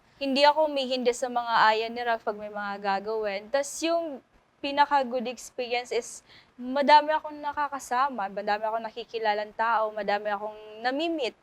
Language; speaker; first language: Filipino; non-native, local second language; Waray